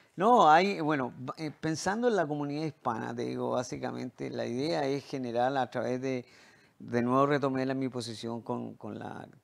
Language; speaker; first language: Spanish; native; Spanish